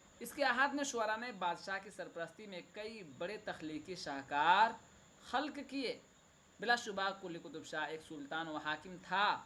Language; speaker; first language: Urdu; native; Urdu